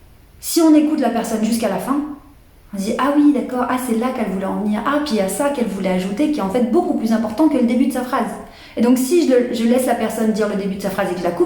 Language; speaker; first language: French; native; French